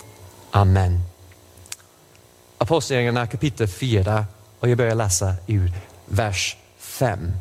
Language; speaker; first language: Swedish; non-native, fluent; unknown